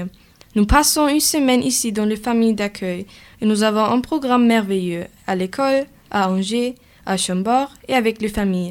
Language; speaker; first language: French; native; French